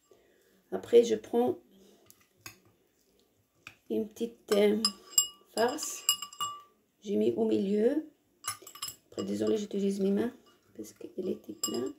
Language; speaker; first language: French; non-native, learner; Arabic